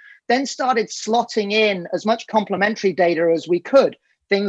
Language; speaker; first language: English; native; English